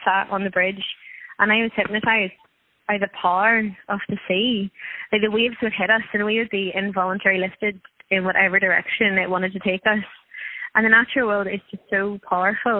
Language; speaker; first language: English; native; English